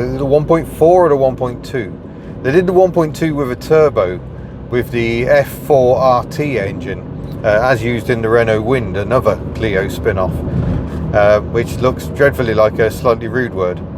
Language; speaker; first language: English; native; English